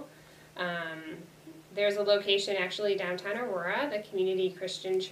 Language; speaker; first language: English; native; English